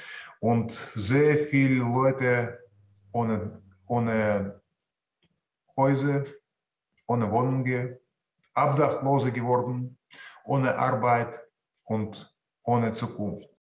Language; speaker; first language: German; non-native, fluent; Russian